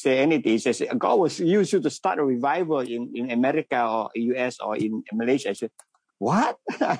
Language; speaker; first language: English; non-native, local second language; Min Nan Chinese